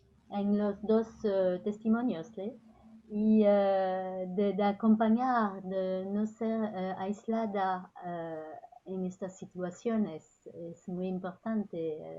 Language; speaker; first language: Spanish; non-native, learner; French